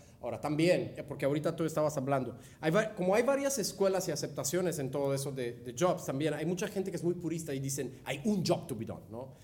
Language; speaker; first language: Spanish; non-native, fluent; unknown